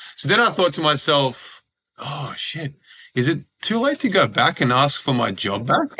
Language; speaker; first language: English; early bilingual, other home language; Croatian